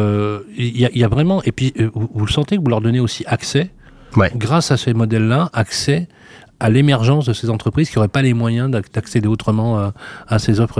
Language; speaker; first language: French; native; French